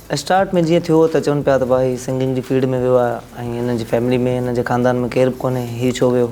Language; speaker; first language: Sindhi; native; Sindhi